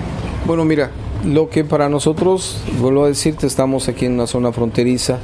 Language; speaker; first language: Spanish; native; Spanish